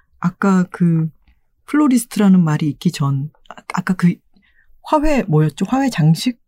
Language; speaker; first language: Korean; native; Korean